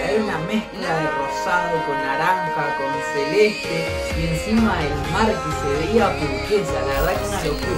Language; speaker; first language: Spanish; native; Spanish